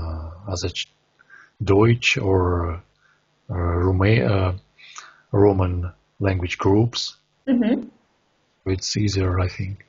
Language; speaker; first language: English; non-native, learner; Russian